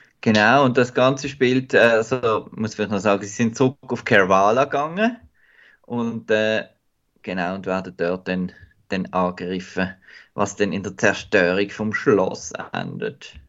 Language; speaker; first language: German; native; German